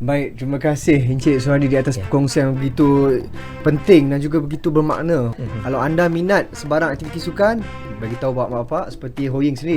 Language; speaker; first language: Malay; native; Malay